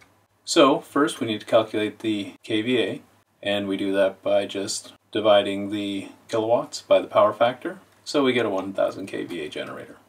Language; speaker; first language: English; native; English